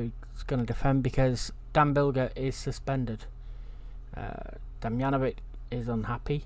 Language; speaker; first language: English; native; English